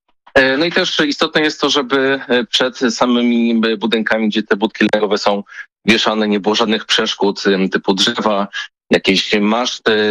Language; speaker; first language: Polish; native; Polish